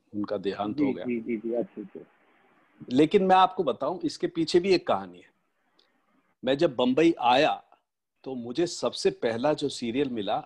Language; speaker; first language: Hindi; native; Hindi